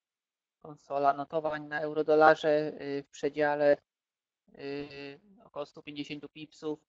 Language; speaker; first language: Polish; native; Polish